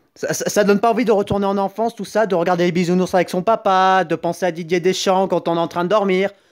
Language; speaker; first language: French; native; French